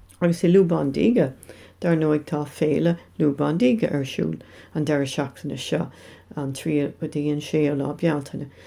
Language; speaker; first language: Irish; non-native, local second language; English